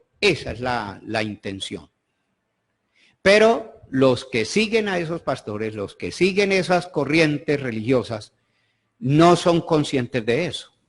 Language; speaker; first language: Spanish; native; Spanish